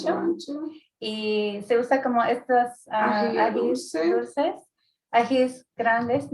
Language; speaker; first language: Spanish; early bilingual, heritage; Spanish